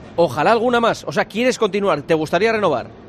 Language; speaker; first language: Spanish; native; Spanish